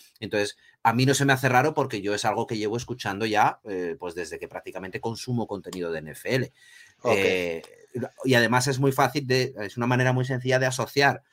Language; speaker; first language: Spanish; early bilingual, other home language; Portuguese